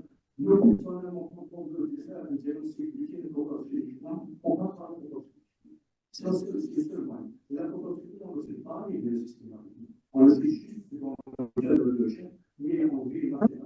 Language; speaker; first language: French; non-native, local second language; Arabic